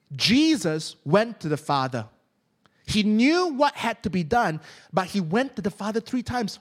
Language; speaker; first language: English; non-native, local second language; Cantonese